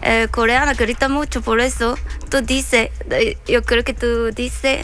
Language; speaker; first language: Spanish; non-native, learner; Korean